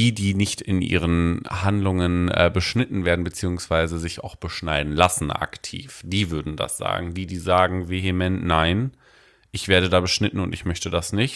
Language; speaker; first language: German; native; German